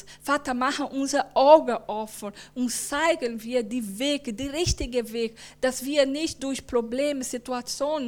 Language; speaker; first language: German; non-native, learner; Portuguese